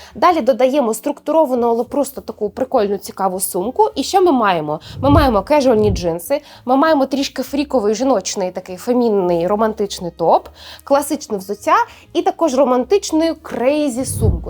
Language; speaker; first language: Ukrainian; native; Ukrainian